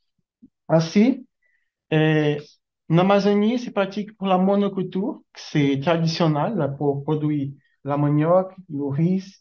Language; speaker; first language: French; non-native, learner; Portuguese